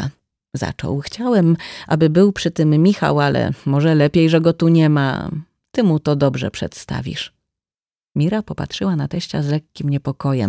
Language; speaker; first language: Polish; native; Polish